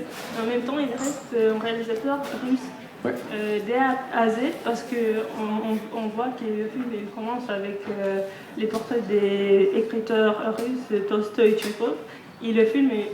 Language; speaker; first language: French; non-native, fluent; Russian